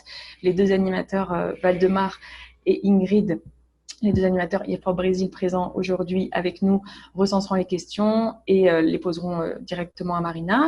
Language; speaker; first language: French; native; French